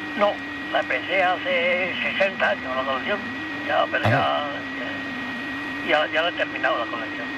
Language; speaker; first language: Spanish; native; Spanish